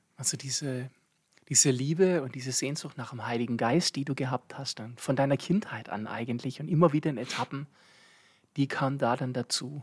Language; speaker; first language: German; native; German